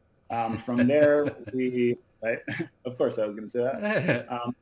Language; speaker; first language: English; native; English